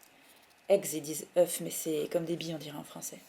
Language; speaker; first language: French; native; French